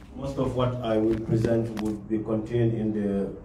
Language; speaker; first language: English; non-native, local second language; Mandingo